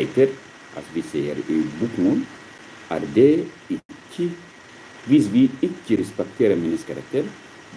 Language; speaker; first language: Swedish; non-native, learner; Arabic